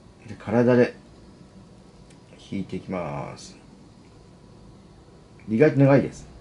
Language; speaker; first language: Japanese; native; Japanese